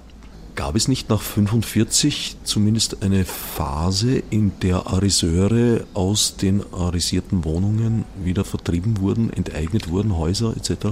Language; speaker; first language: German; native; German